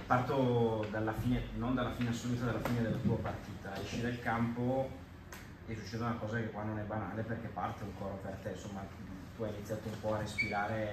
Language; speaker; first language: Italian; native; Italian